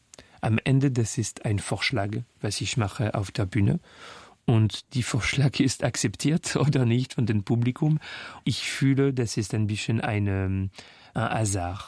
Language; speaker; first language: German; non-native, fluent; French